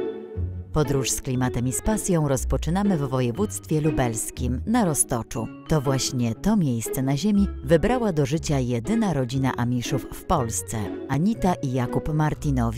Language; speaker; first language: Polish; native; Polish